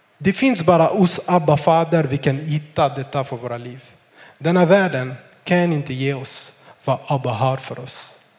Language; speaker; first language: Swedish; non-native, fluent; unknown